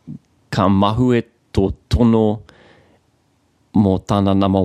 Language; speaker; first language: Māori; non-native, local second language; English